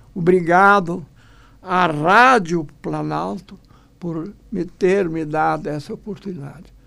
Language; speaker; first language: Portuguese; non-native, local second language; German